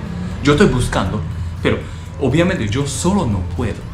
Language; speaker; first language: Spanish; non-native, learner; Japanese